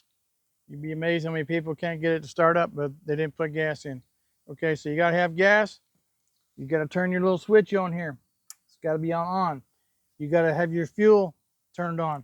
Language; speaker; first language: English; native; English